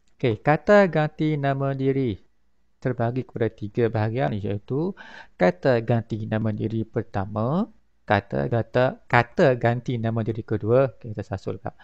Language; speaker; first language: Malay; native; Malay